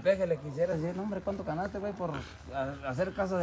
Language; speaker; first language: Spanish; native; Spanish